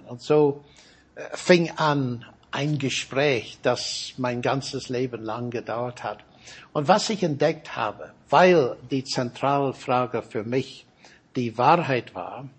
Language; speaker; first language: German; non-native, fluent; English